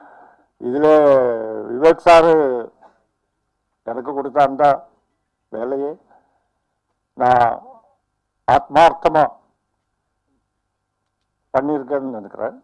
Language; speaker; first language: Tamil; non-native, fluent; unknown